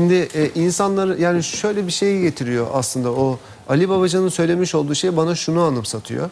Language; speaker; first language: Turkish; native; Turkish